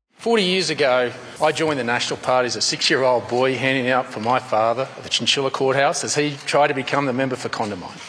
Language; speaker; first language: English; native; English